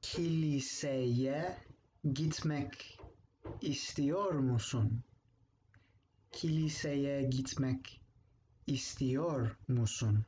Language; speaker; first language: Turkish; non-native, fluent; English